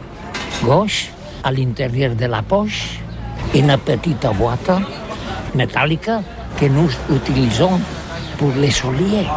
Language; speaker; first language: French; non-native, learner; Catalan